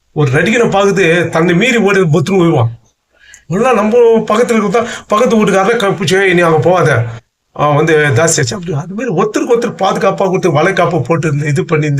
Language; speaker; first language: Tamil; native; Tamil